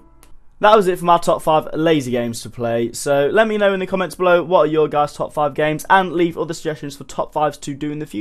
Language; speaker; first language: English; native; English